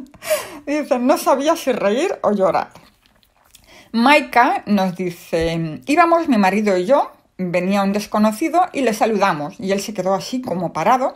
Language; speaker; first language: Spanish; native; Spanish